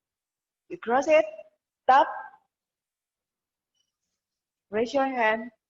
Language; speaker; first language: English; non-native, learner; Indonesian